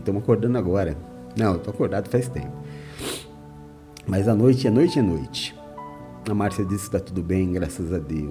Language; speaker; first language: Portuguese; native; Portuguese